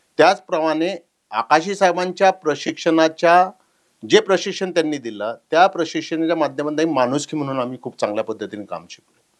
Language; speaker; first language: Marathi; native; Marathi